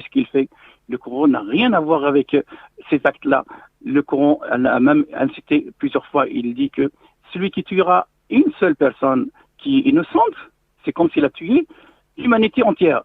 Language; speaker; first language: French; non-native, local second language; Arabic